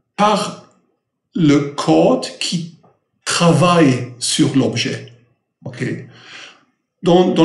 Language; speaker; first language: French; non-native, fluent; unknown